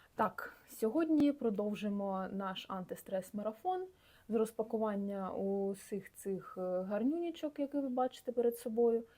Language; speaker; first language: Ukrainian; native; Ukrainian